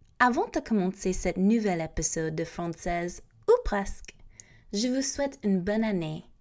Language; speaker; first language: French; non-native, fluent; English